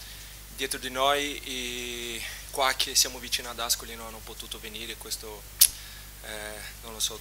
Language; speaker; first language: Italian; non-native, fluent; Portuguese